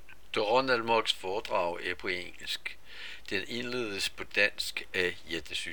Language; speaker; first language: Danish; native; Danish